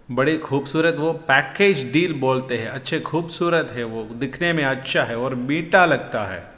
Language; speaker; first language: Hindi; non-native, local second language; Malayalam